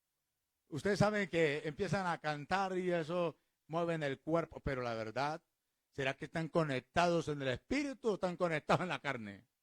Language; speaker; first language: Spanish; native; Spanish